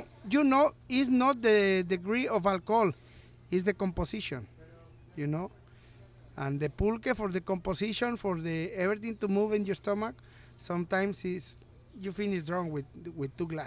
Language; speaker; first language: English; non-native, learner; Spanish